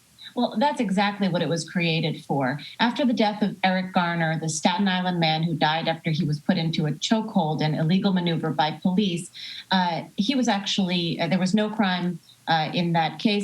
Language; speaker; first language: English; native; English